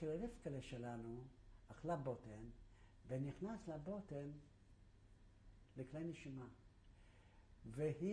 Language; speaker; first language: Hebrew; non-native, fluent; Yiddish